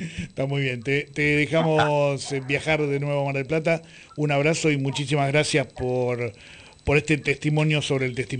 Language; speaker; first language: Spanish; native; Spanish